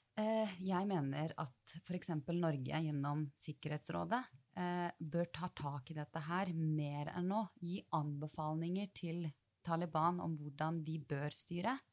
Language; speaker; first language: Norwegian; early bilingual, other home language; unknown